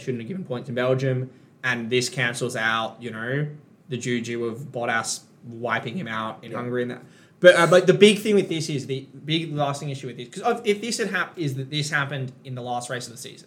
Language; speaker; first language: English; native; English